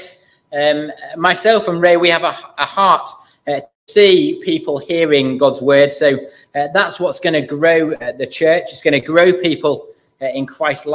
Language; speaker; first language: English; native; English